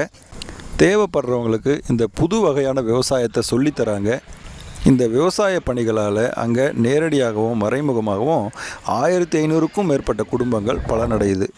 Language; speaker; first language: Tamil; native; Tamil